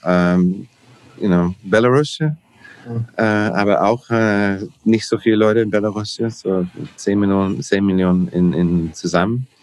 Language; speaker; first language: German; non-native, learner; English